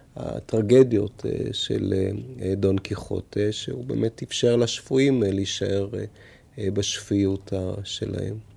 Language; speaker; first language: Hebrew; native; Hebrew